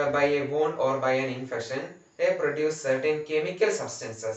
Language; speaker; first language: English; non-native, local second language; Malayalam